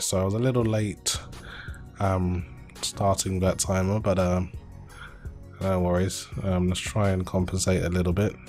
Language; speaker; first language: English; native; English